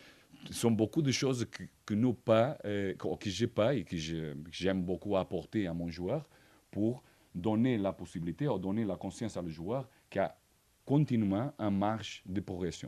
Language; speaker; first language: French; non-native, fluent; Portuguese